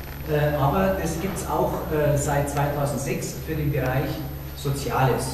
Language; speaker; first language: German; native; German